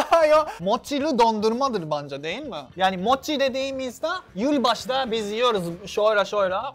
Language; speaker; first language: Turkish; non-native, fluent; Japanese